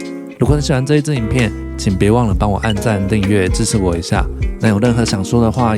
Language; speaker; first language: Chinese; native; Chinese